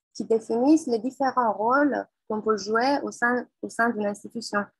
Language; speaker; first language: French; non-native, fluent; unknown